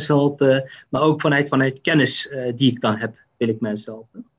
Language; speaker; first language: Dutch; early bilingual, other home language; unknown